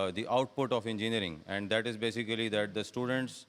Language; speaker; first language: English; non-native, local second language; Urdu